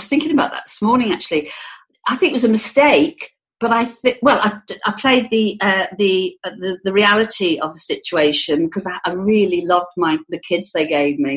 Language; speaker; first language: English; native; English